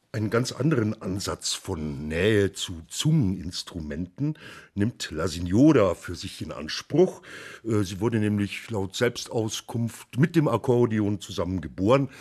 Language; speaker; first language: German; native; German